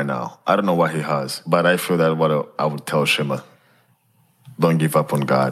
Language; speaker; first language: English; non-native, local second language; Kinyarwanda